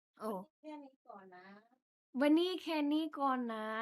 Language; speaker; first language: Thai; non-native, fluent; English